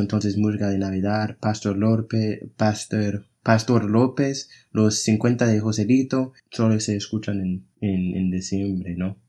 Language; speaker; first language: Spanish; non-native, fluent; English